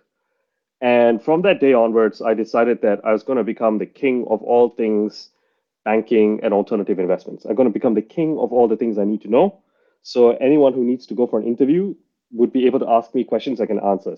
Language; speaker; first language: English; non-native, local second language; Tamil